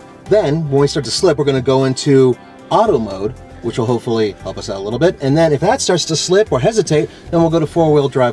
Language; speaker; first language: English; native; English